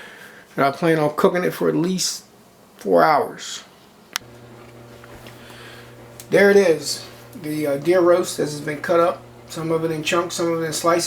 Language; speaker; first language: English; native; English